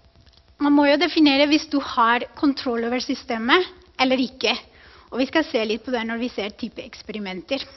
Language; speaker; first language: Norwegian; non-native, fluent; Spanish